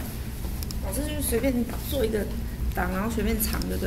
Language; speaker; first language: Chinese; native; Chinese